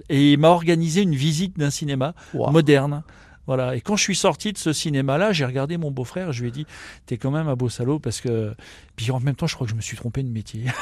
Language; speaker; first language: French; native; French